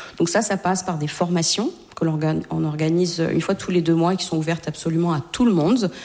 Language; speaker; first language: French; native; French